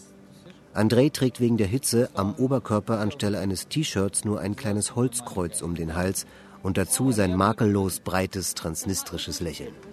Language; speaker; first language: German; native; German